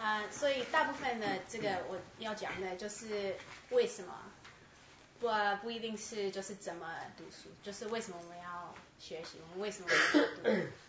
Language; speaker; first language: Chinese; early bilingual, heritage; Chinese